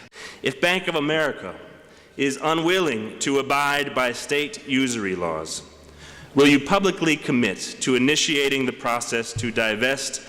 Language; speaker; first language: English; native; English